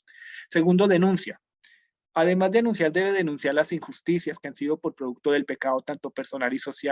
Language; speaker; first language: Spanish; native; Spanish